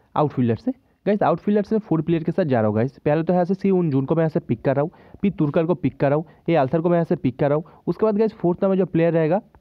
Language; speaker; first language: Hindi; native; Hindi